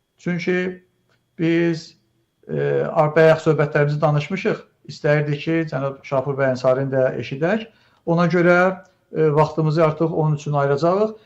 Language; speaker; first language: Azerbaijani; native; Azerbaijani